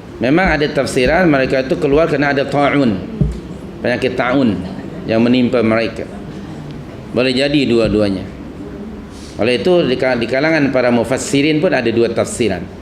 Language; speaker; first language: Malay; native; Malay